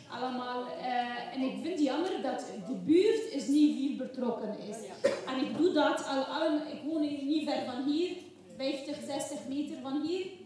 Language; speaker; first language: Dutch; non-native, learner; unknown